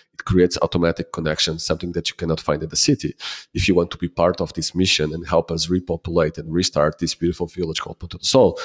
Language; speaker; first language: English; non-native, fluent; Portuguese